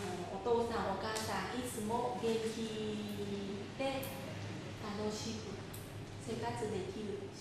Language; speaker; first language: Japanese; non-native, fluent; Vietnamese